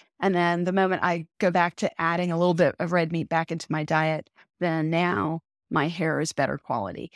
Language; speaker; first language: English; early bilingual, other home language; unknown